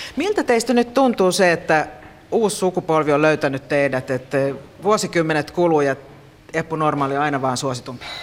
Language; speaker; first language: Finnish; native; Finnish